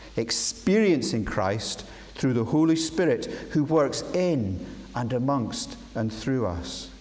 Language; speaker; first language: English; native; English